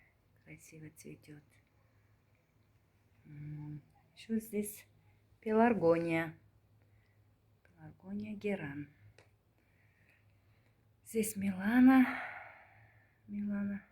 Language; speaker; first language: Russian; non-native, learner; Turkmen